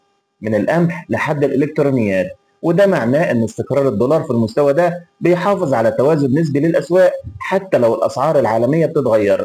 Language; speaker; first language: Arabic; native; Arabic